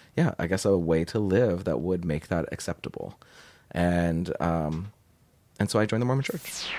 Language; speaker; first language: English; native; English